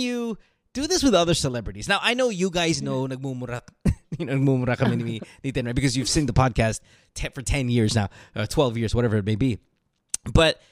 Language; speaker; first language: English; non-native, local second language; Filipino